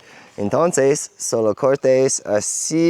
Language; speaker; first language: Spanish; non-native, learner; English